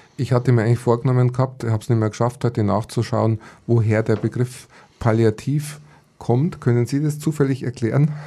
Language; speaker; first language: German; native; German